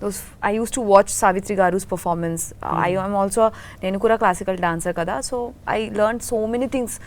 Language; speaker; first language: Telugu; non-native, learner; Bangla